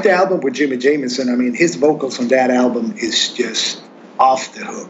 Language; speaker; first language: English; non-native, fluent; Swedish